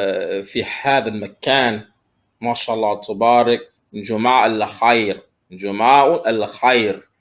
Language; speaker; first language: Arabic; non-native, learner; English